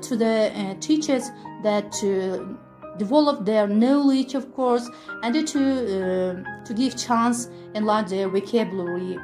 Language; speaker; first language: English; non-native, fluent; Kyrgyz